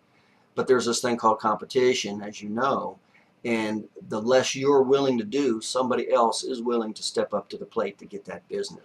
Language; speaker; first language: English; native; English